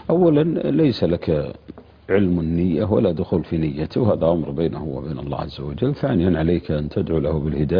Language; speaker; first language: Arabic; native; Arabic